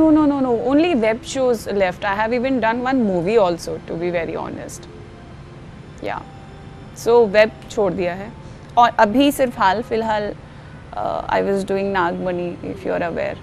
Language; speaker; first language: English; non-native, local second language; Hindi